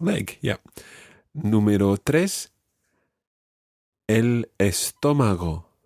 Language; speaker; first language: Spanish; non-native, fluent; English